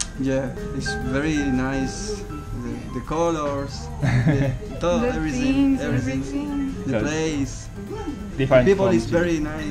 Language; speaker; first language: English; non-native, learner; Spanish